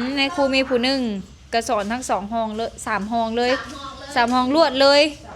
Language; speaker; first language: Thai; non-native, local second language; Lao